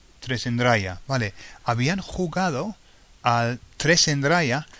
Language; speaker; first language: Spanish; non-native, fluent; English